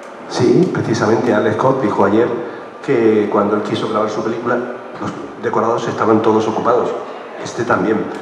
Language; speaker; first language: Spanish; native; Spanish